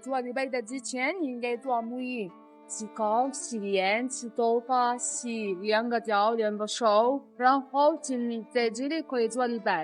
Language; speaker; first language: Chinese; non-native, learner; Arabic